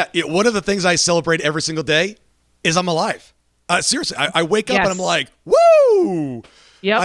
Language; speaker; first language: English; native; English